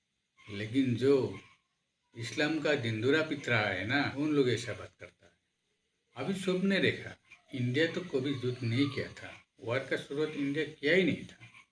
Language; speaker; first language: Hindi; non-native, local second language; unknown